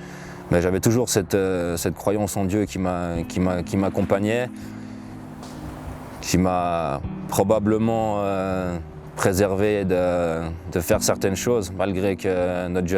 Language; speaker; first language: French; native; French